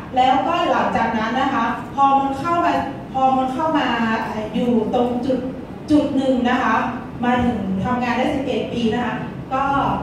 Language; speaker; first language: Thai; non-native, local second language; Shan